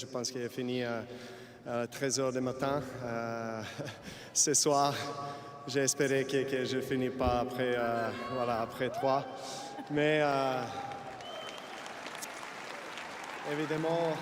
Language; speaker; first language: French; non-native, fluent; Serbian